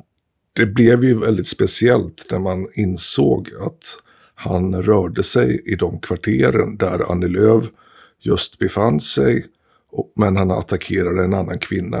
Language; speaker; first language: Swedish; native; Swedish